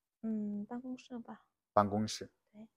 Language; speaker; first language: Chinese; non-native, learner; Vietnamese